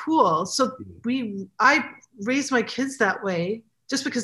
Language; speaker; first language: English; native; English